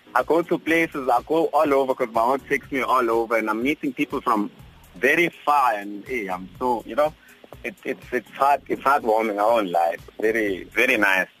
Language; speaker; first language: English; non-native, local second language; Zulu